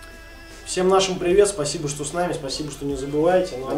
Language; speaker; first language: Russian; native; Russian